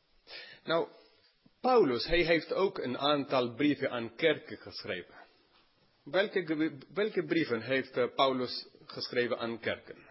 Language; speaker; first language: Dutch; non-native, fluent; English